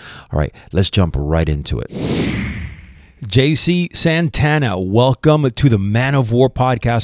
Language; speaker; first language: English; native; English